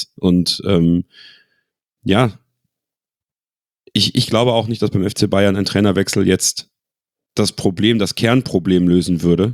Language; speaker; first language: German; native; German